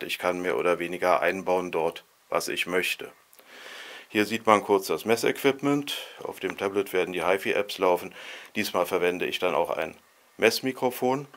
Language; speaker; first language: German; native; German